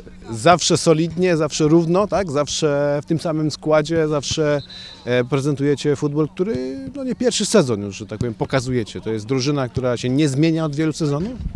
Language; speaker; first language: Polish; native; Polish